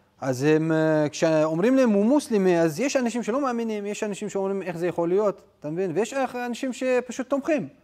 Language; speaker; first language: Hebrew; non-native, local second language; Adyghe